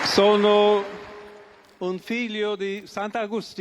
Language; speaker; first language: Italian; non-native, fluent; English